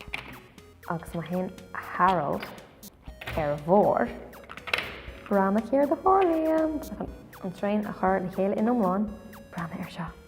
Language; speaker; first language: Irish; non-native, local second language; English